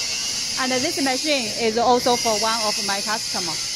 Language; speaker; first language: English; non-native, learner; Chinese